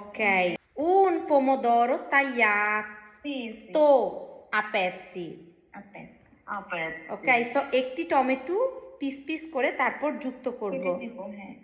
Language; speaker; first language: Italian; non-native, learner; Bangla